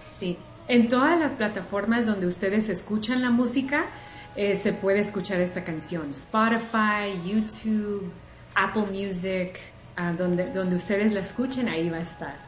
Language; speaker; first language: Spanish; early bilingual, heritage; Spanish